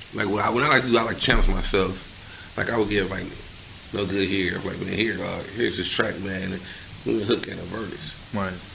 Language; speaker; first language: English; native; English